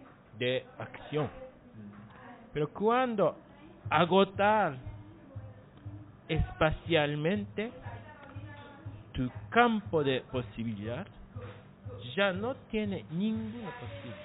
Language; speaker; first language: Spanish; non-native, learner; Japanese